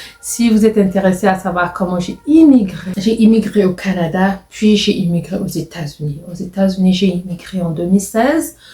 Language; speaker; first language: French; non-native, local second language; Lingala